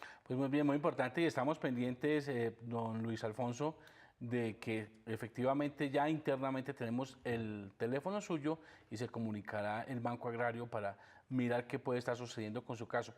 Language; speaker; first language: Spanish; native; Spanish